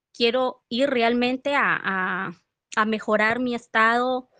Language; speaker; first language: Spanish; native; Spanish